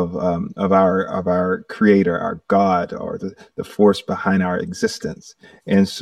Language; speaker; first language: English; native; English